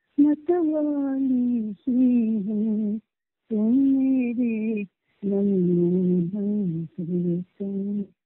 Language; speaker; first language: Hindi; non-native, local second language; Marathi